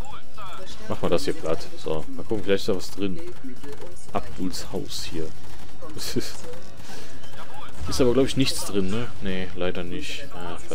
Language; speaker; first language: German; native; German